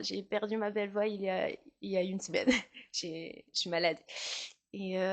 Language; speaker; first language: French; non-native, learner; Chinese